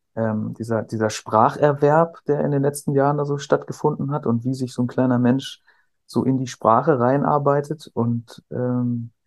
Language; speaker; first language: German; native; German